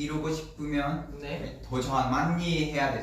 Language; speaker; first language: Korean; non-native, fluent; Vietnamese